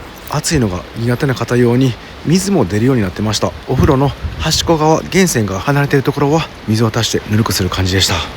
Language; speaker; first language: Japanese; native; Japanese